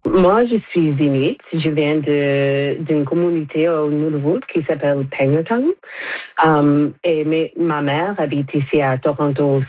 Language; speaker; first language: French; non-native, fluent; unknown